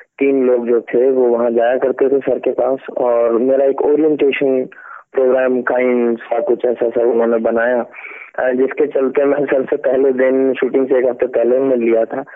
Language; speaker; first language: Hindi; native; Hindi